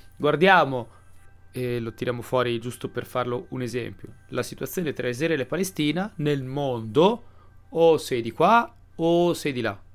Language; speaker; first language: Italian; native; Italian